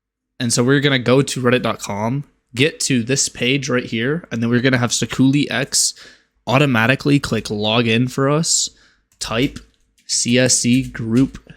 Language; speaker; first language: English; native; English